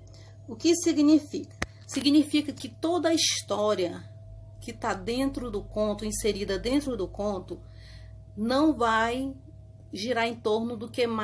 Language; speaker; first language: Portuguese; native; Portuguese